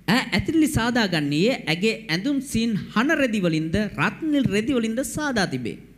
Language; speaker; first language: Sinhala; native; Sinhala